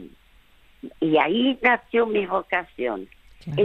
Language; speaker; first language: Spanish; early bilingual, other home language; French